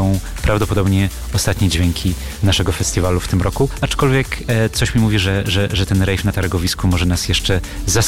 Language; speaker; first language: Polish; native; Polish